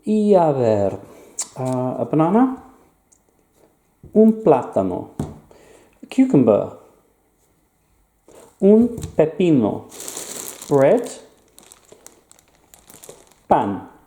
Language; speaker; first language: Spanish; non-native, fluent; English